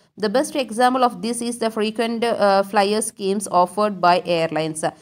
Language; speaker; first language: English; non-native, local second language; Malayalam